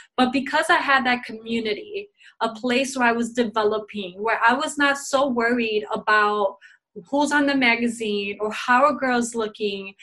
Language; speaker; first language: English; native; English